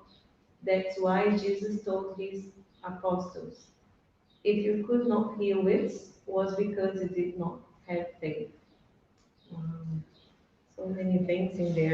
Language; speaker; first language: English; non-native, fluent; Portuguese